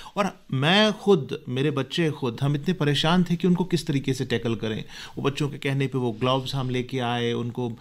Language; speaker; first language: Hindi; native; Hindi